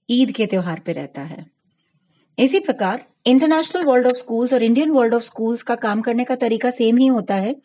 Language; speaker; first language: Hindi; non-native, local second language; Gujarati